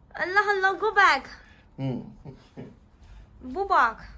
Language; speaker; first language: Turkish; non-native, learner; Hindi